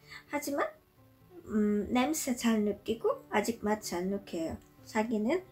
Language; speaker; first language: Korean; non-native, learner; Polish